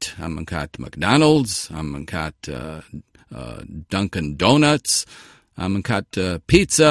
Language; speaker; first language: Romanian; early bilingual, heritage; Romanian